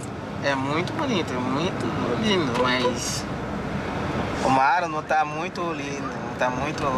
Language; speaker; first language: Portuguese; non-native, learner; Haitian Creole